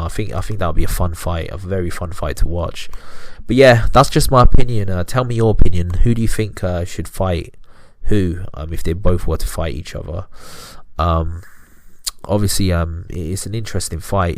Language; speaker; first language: English; native; English